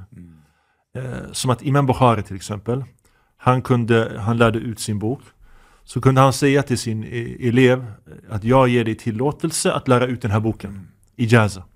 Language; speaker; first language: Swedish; native; Swedish